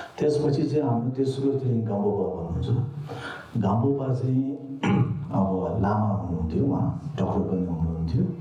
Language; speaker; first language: Nepali; non-native, local second language; Tibetan